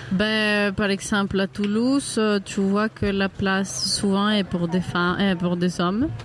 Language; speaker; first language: French; non-native, fluent; Spanish